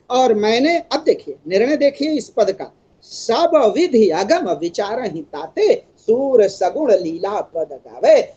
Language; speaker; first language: Hindi; native; Hindi